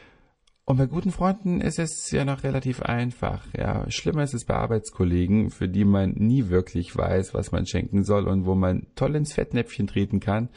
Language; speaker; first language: German; native; German